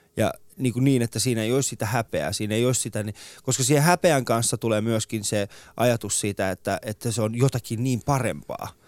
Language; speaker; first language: Finnish; early bilingual, other home language; Persian